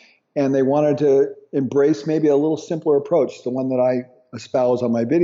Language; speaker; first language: English; native; English